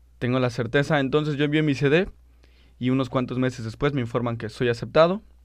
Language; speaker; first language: Spanish; native; Spanish